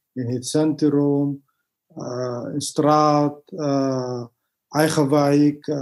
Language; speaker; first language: Dutch; non-native, learner; Arabic